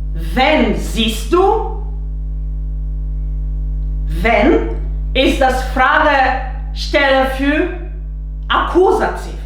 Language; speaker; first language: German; non-native, fluent; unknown